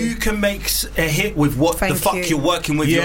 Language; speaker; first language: English; native; English